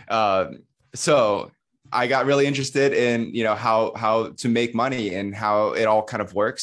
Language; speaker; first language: English; native; English